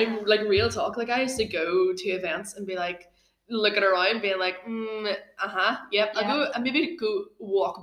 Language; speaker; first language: English; native; English